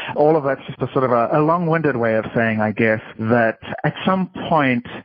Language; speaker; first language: English; native; English